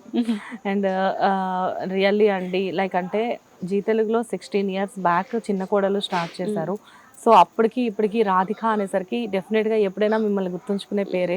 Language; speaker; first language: Telugu; native; Telugu